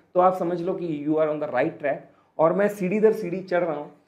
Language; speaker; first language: Hindi; native; Hindi